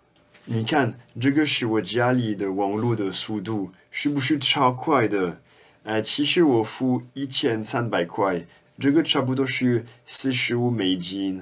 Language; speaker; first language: Chinese; non-native, fluent; French